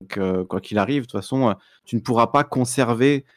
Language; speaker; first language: French; native; French